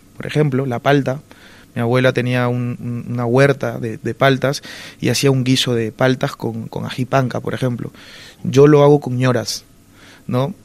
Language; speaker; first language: Spanish; native; Spanish